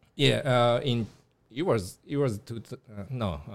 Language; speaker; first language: English; non-native, learner; Japanese